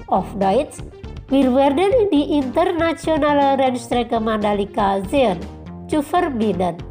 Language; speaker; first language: German; non-native, learner; Indonesian